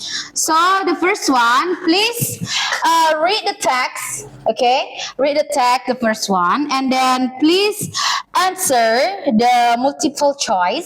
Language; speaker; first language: English; non-native, learner; Indonesian